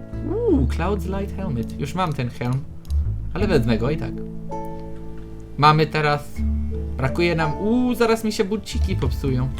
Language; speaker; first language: Polish; native; Polish